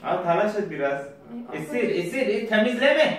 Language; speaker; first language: Turkish; non-native, learner; Azerbaijani